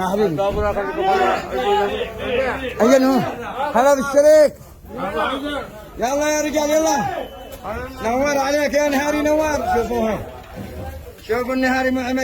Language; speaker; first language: Arabic; native; Arabic